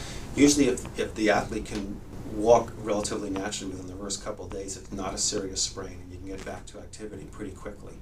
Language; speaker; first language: English; native; English